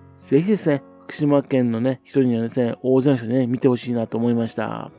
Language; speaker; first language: Japanese; native; Japanese